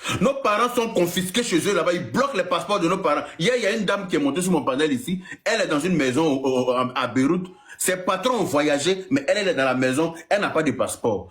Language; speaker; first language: French; native; French